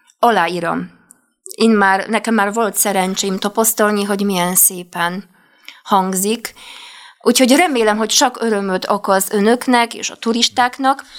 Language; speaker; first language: Hungarian; non-native, fluent; Polish